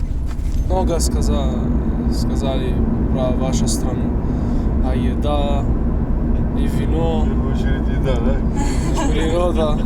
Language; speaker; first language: Russian; non-native, learner; French